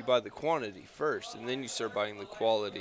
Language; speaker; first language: English; native; English